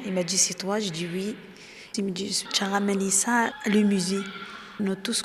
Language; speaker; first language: French; non-native, learner; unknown